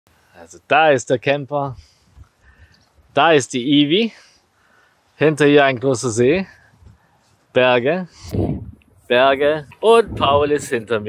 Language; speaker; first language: German; native; German